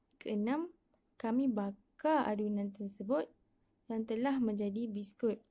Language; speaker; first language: Malay; native; Malay